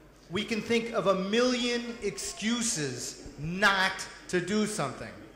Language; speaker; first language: English; native; English